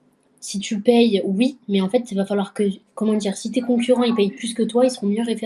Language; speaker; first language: French; native; French